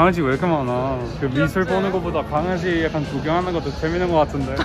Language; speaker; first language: Korean; non-native, fluent; English